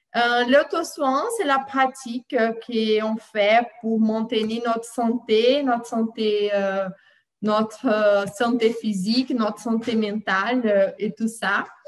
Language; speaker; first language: French; non-native, fluent; Portuguese